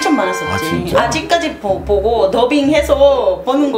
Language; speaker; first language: Korean; non-native, fluent; Spanish